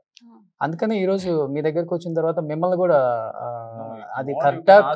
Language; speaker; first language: Telugu; native; Telugu